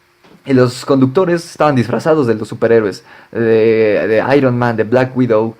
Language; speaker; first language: Spanish; native; Spanish